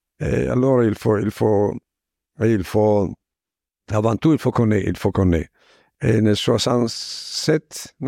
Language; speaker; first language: French; non-native, fluent; Italian